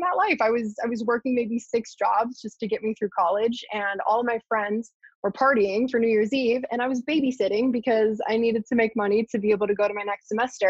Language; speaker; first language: English; native; English